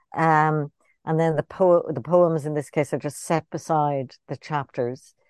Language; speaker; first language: English; native; English